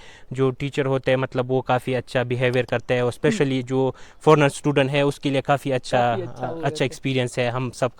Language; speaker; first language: Hindi; non-native, fluent; Pashto